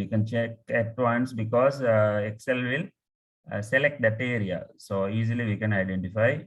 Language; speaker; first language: English; non-native, local second language; Tamil